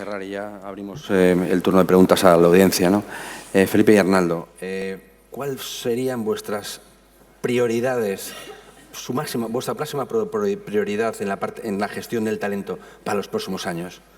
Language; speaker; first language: Spanish; native; Spanish